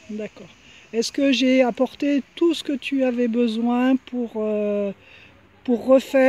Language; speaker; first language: French; native; French